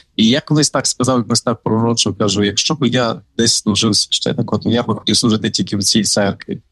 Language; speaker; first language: Ukrainian; native; Ukrainian